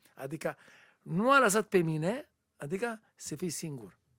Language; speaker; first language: Romanian; non-native, learner; Hebrew